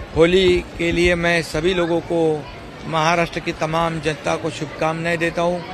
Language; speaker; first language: Hindi; non-native, local second language; Marathi